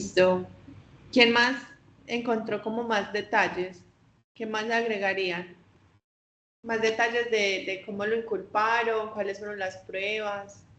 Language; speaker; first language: Spanish; native; Spanish